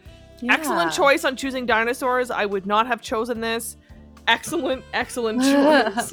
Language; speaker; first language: English; native; English